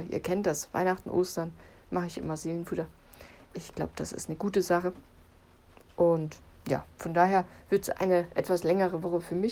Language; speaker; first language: German; native; German